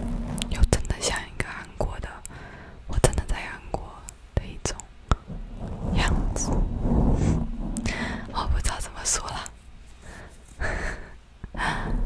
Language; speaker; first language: Chinese; early bilingual, heritage; Chinese